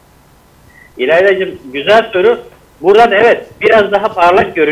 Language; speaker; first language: Turkish; native; Turkish